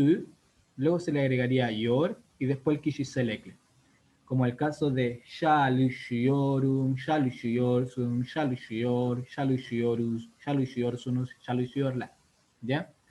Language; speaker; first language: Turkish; non-native, learner; Spanish